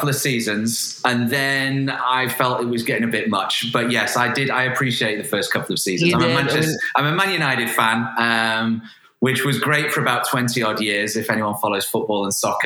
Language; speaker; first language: English; native; English